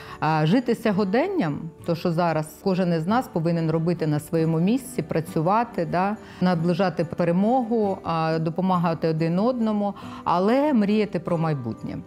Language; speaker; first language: Ukrainian; non-native, local second language; Russian